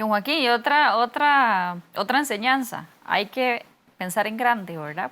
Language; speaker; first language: Spanish; native; Spanish